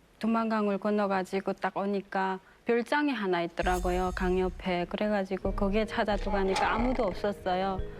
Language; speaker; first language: Korean; native; Korean